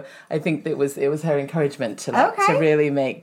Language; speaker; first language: English; native; English